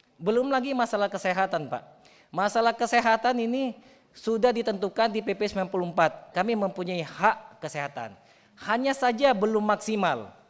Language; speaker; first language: Indonesian; native; Indonesian